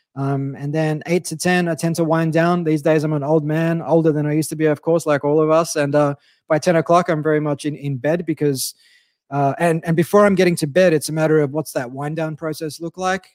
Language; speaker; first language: English; native; English